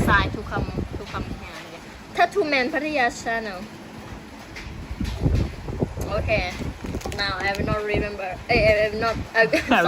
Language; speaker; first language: English; non-native, learner; Thai